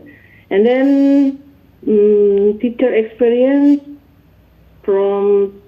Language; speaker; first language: English; non-native, learner; Indonesian